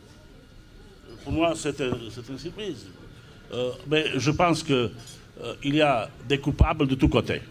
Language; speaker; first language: French; non-native, fluent; Serbian